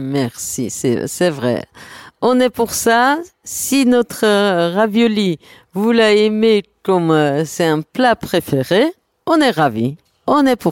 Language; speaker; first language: French; non-native, learner; Armenian